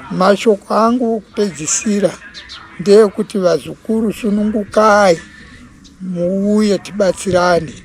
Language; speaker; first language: Shona; non-native, local second language; Venda